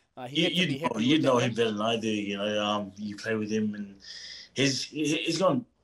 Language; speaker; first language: English; non-native, fluent; Tongan